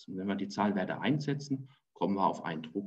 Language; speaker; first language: German; native; German